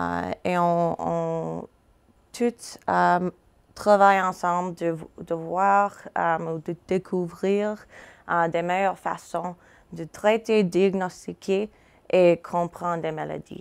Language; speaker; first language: French; non-native, fluent; English